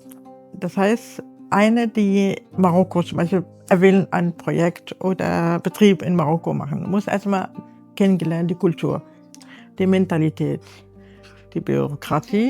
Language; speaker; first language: German; non-native, learner; Arabic